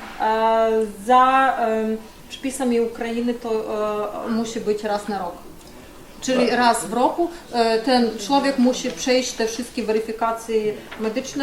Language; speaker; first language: Polish; non-native, fluent; Ukrainian